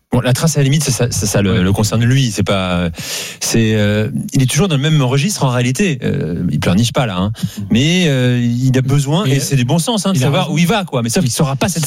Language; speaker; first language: French; native; French